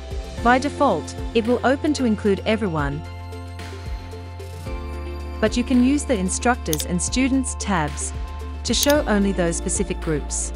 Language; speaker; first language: English; native; English